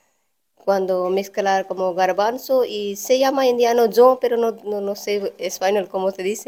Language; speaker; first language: Spanish; non-native, learner; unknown